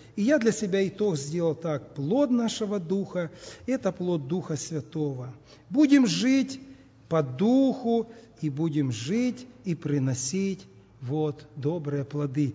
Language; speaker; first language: Russian; native; Russian